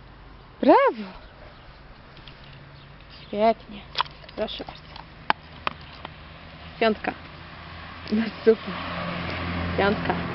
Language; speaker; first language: Polish; native; Polish